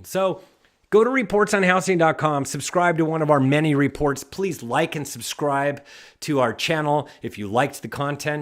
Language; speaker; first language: English; native; English